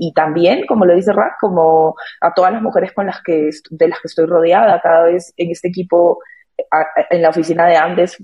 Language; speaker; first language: Spanish; native; Spanish